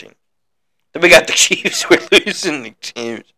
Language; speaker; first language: English; native; English